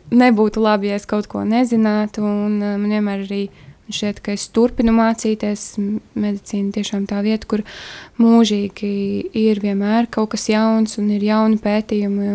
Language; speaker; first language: Latvian; native; Latvian